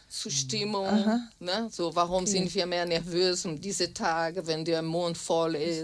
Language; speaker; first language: German; non-native, learner; Portuguese